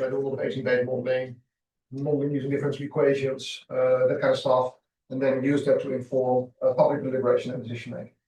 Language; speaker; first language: English; non-native, fluent; Dutch